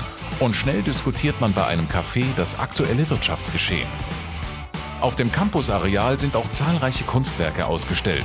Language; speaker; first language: German; native; German